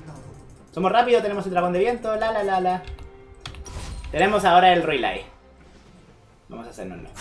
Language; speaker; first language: Spanish; native; Spanish